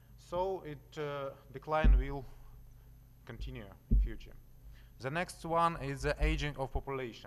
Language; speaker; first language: English; non-native, learner; Russian